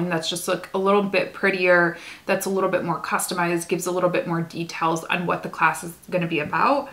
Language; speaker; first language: English; native; English